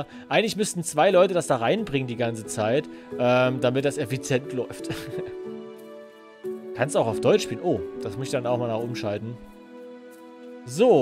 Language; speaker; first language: German; native; German